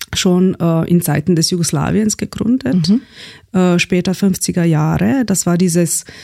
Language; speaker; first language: German; non-native, fluent; Slovenian